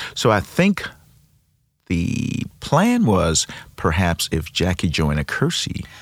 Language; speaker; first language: English; non-native, local second language; Yoruba